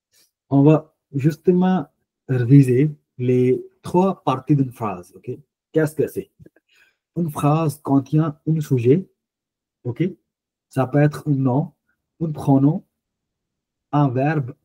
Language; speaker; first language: French; non-native, fluent; Hindi